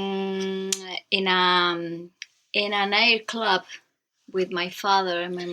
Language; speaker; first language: English; non-native, learner; Spanish